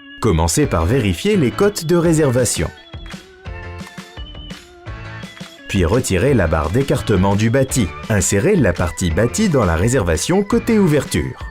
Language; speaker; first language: French; native; French